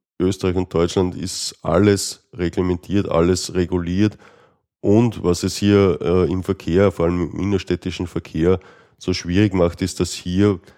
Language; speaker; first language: German; native; German